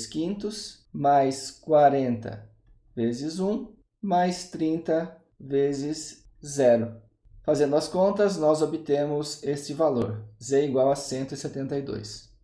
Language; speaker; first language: Portuguese; native; Portuguese